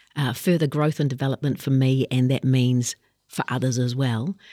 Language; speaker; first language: English; native; English